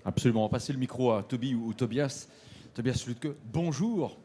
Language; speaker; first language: French; native; French